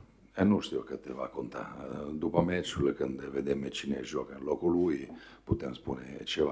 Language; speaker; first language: Romanian; non-native, fluent; Italian